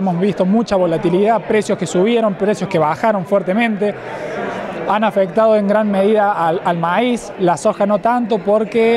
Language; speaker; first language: Spanish; native; Spanish